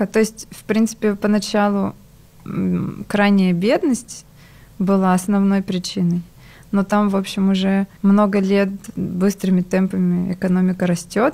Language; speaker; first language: Russian; native; Russian